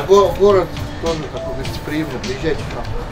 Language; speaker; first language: Russian; native; Russian